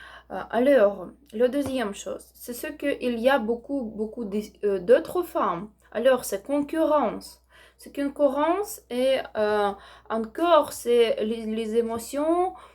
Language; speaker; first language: French; non-native, learner; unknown